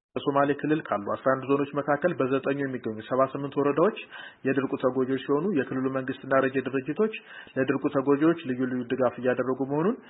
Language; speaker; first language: Amharic; native; Amharic